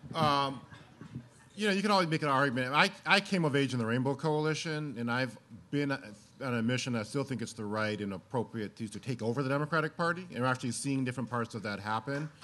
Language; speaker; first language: English; native; English